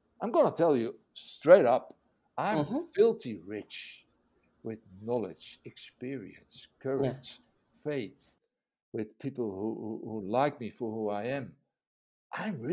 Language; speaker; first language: English; non-native, fluent; Dutch